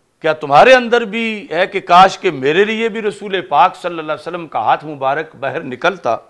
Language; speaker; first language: Urdu; non-native, local second language; Punjabi